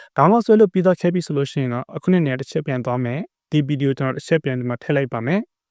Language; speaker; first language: Burmese; native; Burmese